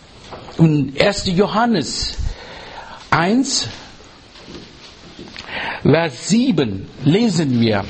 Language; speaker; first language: German; non-native, learner; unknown